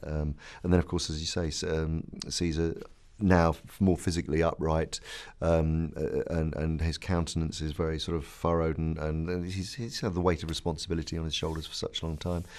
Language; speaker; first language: English; native; English